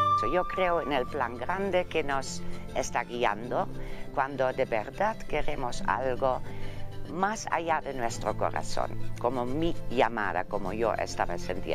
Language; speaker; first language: Spanish; non-native, fluent; Dutch